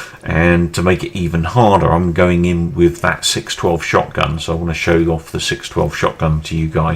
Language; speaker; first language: English; native; English